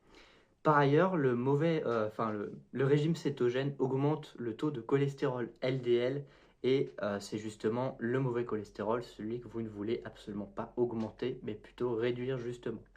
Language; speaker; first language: French; native; French